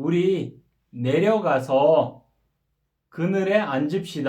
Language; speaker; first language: Korean; non-native, fluent; Kyrgyz